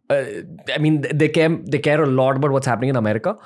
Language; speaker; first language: English; non-native, local second language; Hindi